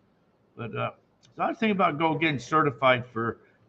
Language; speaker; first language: English; native; English